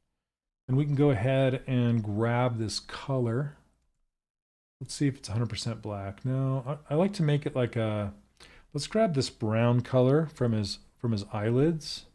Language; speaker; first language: English; native; English